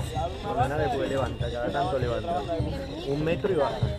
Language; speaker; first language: Spanish; native; Spanish